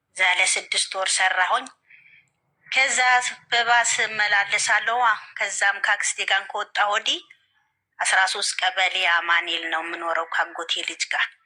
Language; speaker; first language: Amharic; native; Amharic